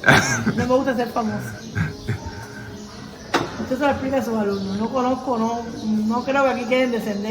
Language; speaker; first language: Spanish; native; Spanish